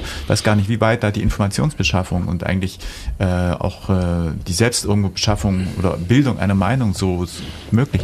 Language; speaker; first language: German; native; German